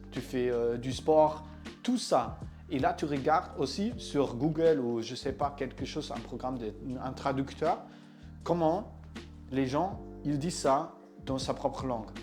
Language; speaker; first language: French; non-native, fluent; German